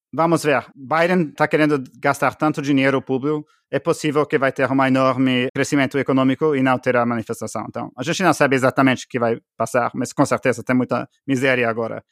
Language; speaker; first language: Portuguese; non-native, fluent; English